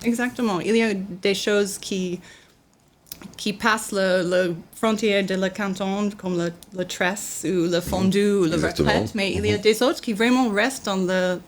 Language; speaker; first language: French; non-native, learner; English